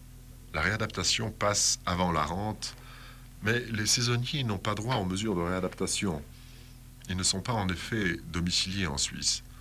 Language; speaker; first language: French; native; French